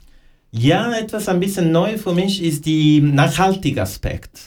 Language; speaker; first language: German; non-native, learner; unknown